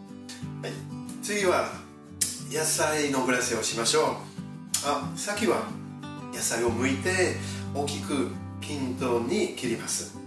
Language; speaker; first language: Japanese; non-native, fluent; French